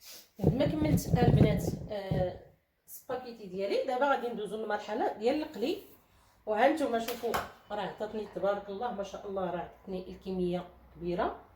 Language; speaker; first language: Arabic; native; Arabic